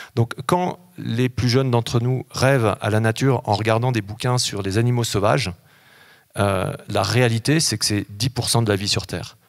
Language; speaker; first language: French; native; French